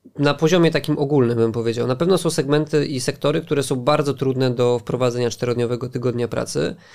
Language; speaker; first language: Polish; native; Polish